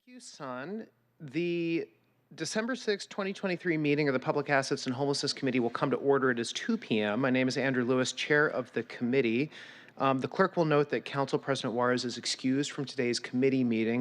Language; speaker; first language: English; native; English